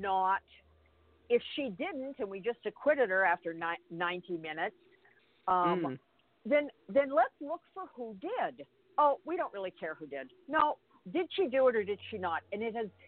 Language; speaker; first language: English; native; English